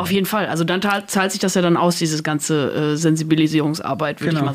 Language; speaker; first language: German; native; German